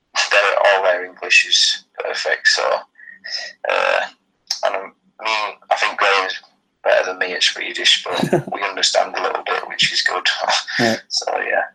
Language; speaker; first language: English; native; English